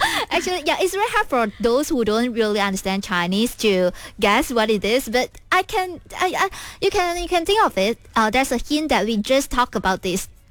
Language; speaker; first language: English; non-native, local second language; Chinese